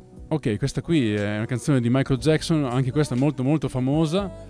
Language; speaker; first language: Italian; native; Italian